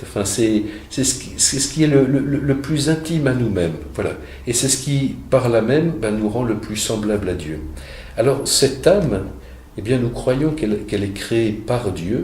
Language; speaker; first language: French; native; French